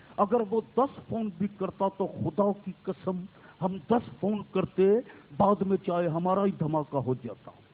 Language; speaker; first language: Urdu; native; Urdu